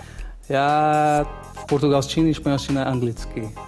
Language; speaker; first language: Czech; non-native, learner; Portuguese